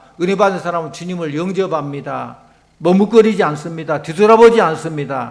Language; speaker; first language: Korean; native; Korean